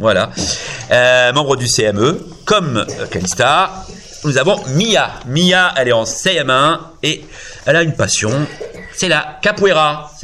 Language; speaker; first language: French; native; French